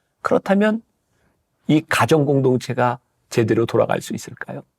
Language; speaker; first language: Korean; native; Korean